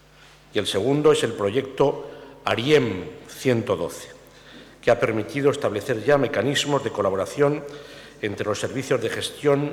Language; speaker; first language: Spanish; native; Spanish